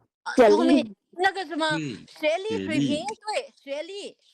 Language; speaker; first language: Chinese; non-native, learner; Lao